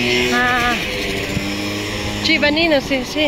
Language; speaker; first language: Italian; non-native, learner; Cebuano